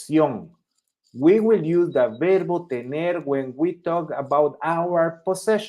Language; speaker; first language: English; non-native, fluent; Spanish